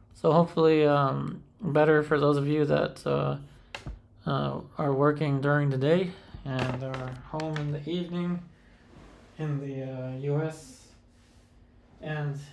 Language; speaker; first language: English; early bilingual, other home language; Spanish